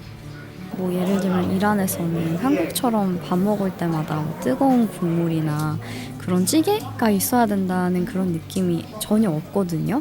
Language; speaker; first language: Korean; non-native, fluent; Persian